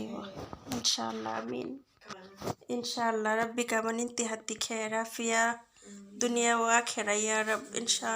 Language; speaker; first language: Arabic; non-native, learner; Bangla